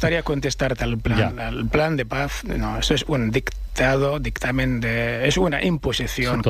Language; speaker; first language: Spanish; non-native, fluent; Arabic